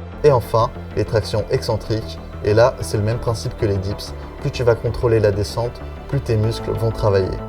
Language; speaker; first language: French; native; French